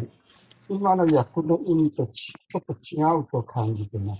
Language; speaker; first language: Japanese; non-native, learner; Chinese